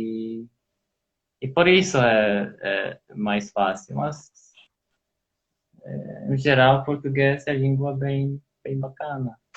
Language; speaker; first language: Portuguese; non-native, learner; Polish